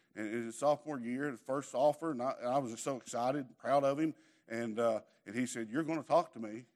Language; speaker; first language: English; native; English